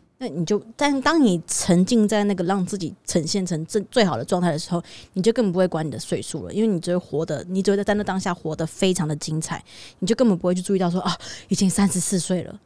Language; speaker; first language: Chinese; native; Chinese